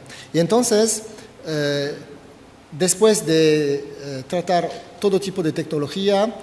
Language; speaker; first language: Spanish; non-native, fluent; French